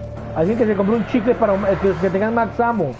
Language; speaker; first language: Spanish; native; Spanish